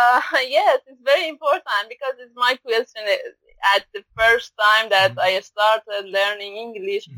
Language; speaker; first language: English; non-native, learner; Persian